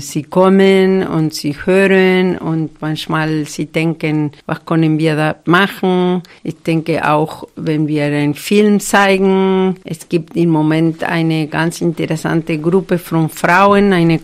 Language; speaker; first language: German; non-native, fluent; Spanish